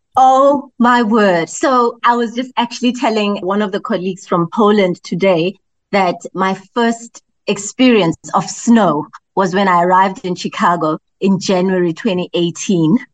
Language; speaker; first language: English; non-native, local second language; Zulu